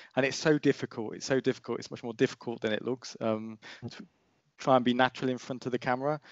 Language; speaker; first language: English; native; English